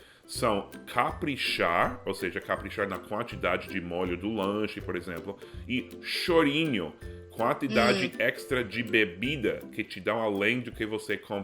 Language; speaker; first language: Portuguese; non-native, fluent; English